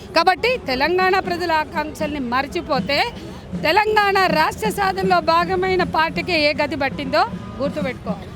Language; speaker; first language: Telugu; native; Telugu